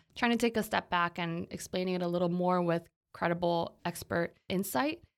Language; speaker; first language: English; non-native, fluent; Korean